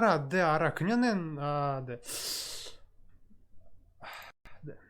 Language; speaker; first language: Korean; non-native, learner; Russian